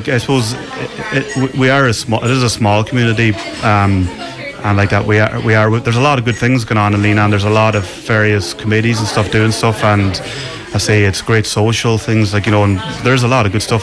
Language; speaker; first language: English; native; English